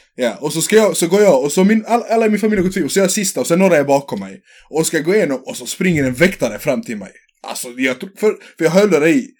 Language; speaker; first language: Swedish; early bilingual, other home language; Serbian